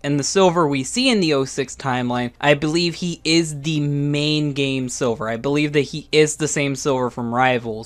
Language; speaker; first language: English; native; English